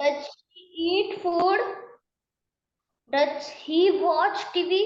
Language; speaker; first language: English; non-native, learner; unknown